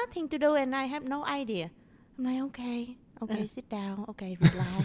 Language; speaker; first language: English; non-native, learner; Vietnamese